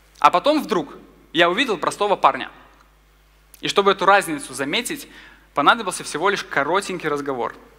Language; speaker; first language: Russian; native; Russian